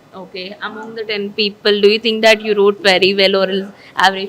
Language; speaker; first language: English; non-native, local second language; Telugu